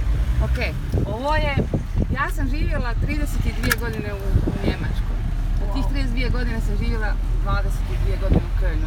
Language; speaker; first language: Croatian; non-native, fluent; German